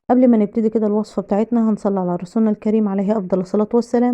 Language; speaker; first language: Arabic; native; Arabic